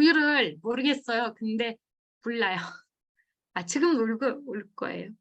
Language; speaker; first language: Korean; non-native, fluent; Turkish